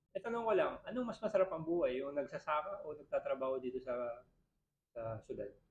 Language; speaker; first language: Filipino; native; Filipino